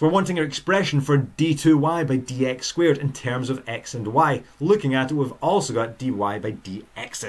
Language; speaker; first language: English; native; English